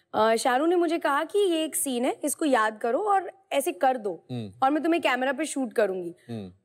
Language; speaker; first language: Hindi; native; Hindi